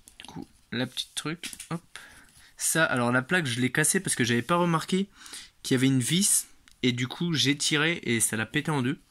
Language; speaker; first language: French; native; French